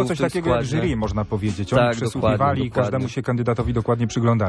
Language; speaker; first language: Polish; native; Polish